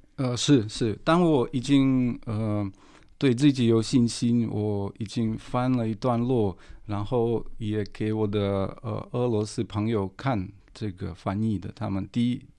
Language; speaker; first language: Chinese; non-native, fluent; Russian